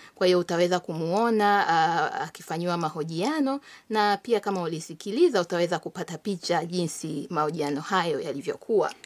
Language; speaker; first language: Swahili; native; Swahili